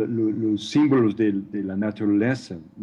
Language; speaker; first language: Spanish; non-native, fluent; English